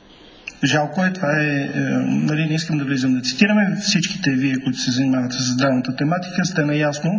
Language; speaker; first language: Bulgarian; native; Bulgarian